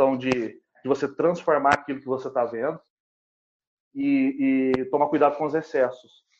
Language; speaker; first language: Portuguese; native; Portuguese